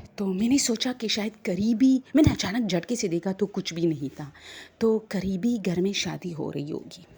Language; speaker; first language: Urdu; non-native, local second language; Pashto